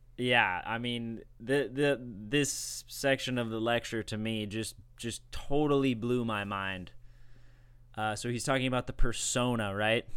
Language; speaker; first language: English; native; English